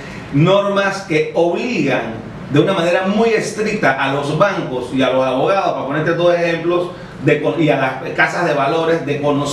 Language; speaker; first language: Spanish; native; Spanish